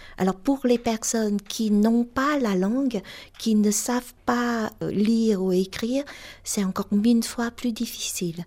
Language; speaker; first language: French; non-native, fluent; Vietnamese